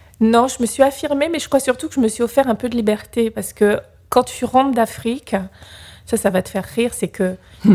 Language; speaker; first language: French; native; French